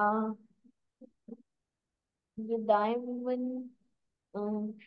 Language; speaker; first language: English; non-native, learner; Vietnamese